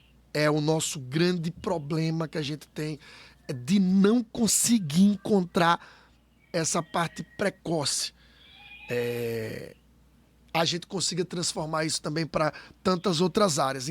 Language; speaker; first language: Portuguese; native; Portuguese